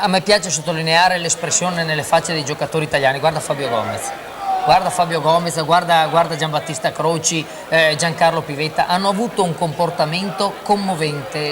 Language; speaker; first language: Italian; native; Italian